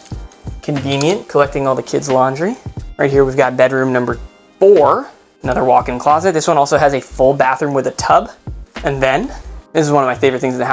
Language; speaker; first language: English; native; English